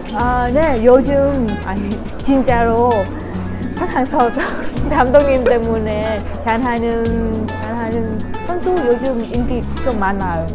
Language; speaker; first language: Korean; non-native, learner; Vietnamese